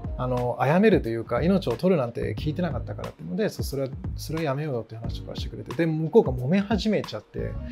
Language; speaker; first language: Japanese; early bilingual, other home language; English